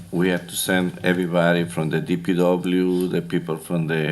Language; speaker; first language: English; non-native, fluent; Spanish